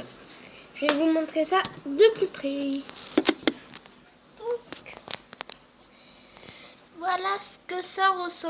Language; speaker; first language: French; native; French